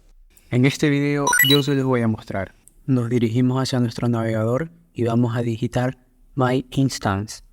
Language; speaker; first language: Spanish; native; Spanish